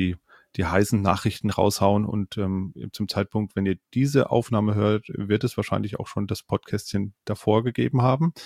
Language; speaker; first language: German; native; German